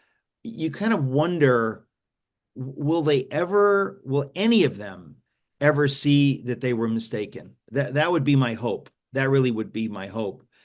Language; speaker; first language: English; native; English